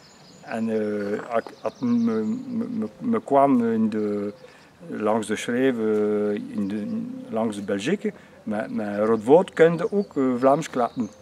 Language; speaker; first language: Dutch; non-native, local second language; French